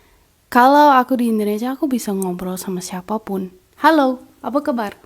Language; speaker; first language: Indonesian; non-native, fluent; English